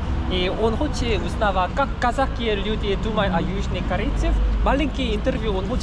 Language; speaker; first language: Russian; non-native, learner; Korean